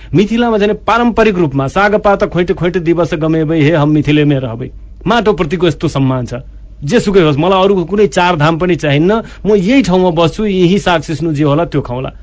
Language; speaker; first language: Nepali; non-native, local second language; Maithili